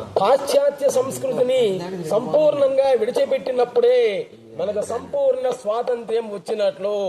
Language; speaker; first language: Telugu; native; Telugu